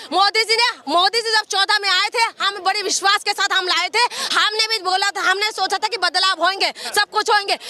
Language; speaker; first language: Hindi; non-native, local second language; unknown